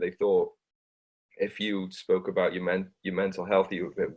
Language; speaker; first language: English; native; English